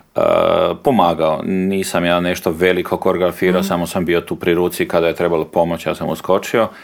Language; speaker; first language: Croatian; native; Croatian